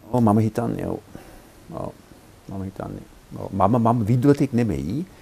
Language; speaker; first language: Sinhala; non-native, fluent; English